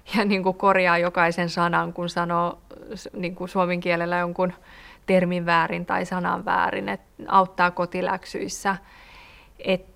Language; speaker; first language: Finnish; early bilingual, other home language; Persian